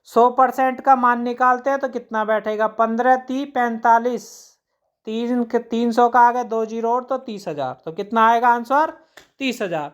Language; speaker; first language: Hindi; native; Hindi